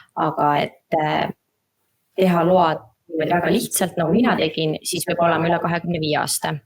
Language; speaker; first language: Estonian; native; Estonian